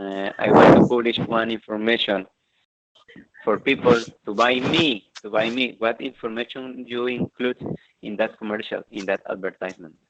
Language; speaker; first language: English; non-native, fluent; Spanish